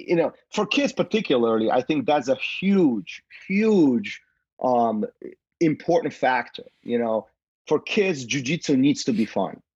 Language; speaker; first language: English; non-native, fluent; Polish